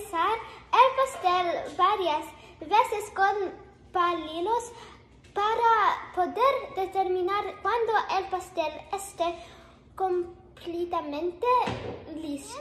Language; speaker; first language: Spanish; non-native, learner; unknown